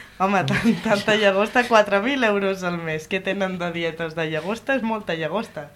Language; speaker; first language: Catalan; native; Catalan